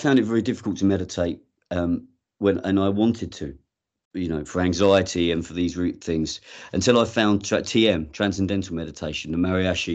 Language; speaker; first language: English; native; English